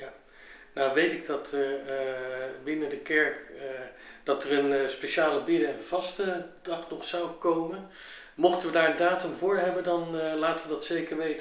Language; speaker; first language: Dutch; native; Dutch